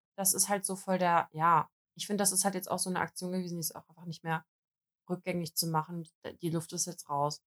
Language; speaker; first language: German; early bilingual, other home language; Russian